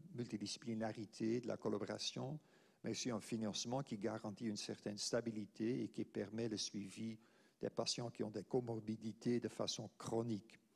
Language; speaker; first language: French; non-native, local second language; Dutch